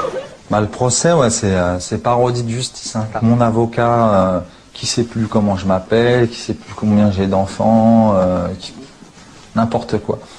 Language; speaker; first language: French; native; French